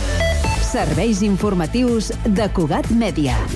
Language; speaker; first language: Catalan; native; Catalan